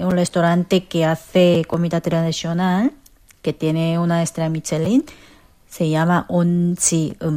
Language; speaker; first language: Spanish; non-native, fluent; Korean